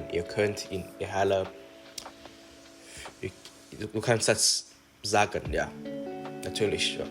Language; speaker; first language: German; non-native, learner; English